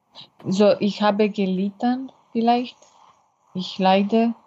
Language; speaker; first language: German; non-native, learner; French